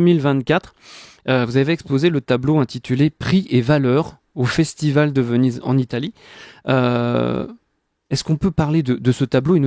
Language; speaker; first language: French; native; French